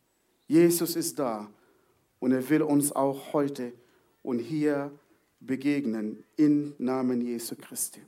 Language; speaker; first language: German; non-native, fluent; Arabic